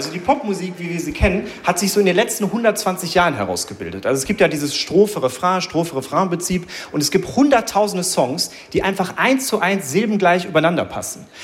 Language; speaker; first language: German; native; German